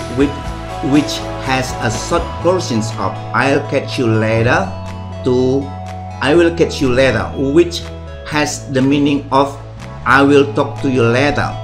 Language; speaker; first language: English; non-native, fluent; Indonesian